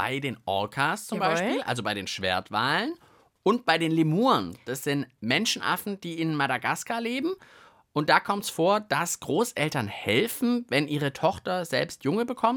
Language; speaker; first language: German; native; German